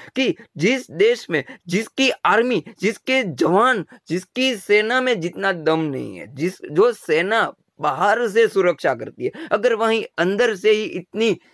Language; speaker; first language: Hindi; non-native, local second language; Gujarati